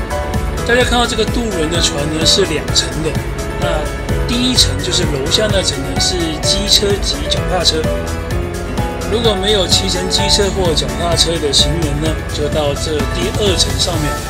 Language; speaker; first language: Chinese; native; Chinese